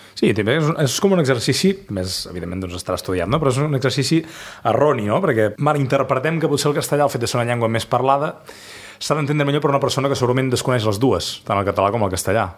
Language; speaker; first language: Catalan; native; Catalan